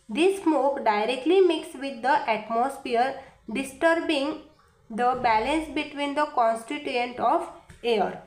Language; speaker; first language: English; non-native, local second language; Marathi